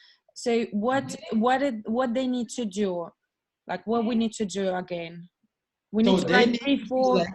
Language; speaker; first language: English; non-native, fluent; Russian